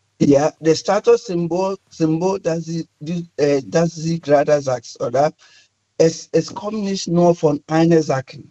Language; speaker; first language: German; non-native, fluent; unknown